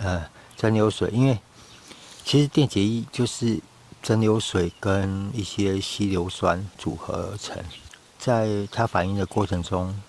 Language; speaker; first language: Chinese; native; Chinese